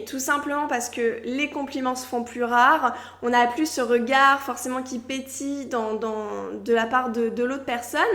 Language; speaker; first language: French; native; French